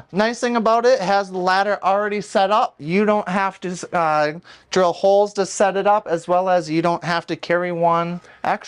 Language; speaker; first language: English; native; English